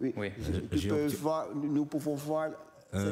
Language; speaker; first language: French; non-native, learner; Dutch